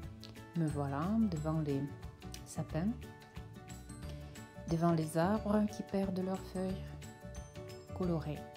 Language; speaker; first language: French; non-native, fluent; Russian